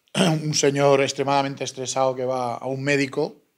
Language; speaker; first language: Spanish; native; Spanish